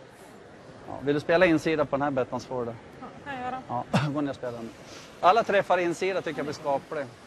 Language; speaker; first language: Swedish; native; Swedish